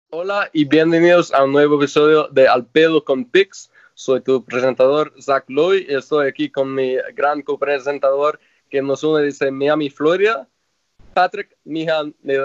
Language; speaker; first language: Spanish; non-native, fluent; English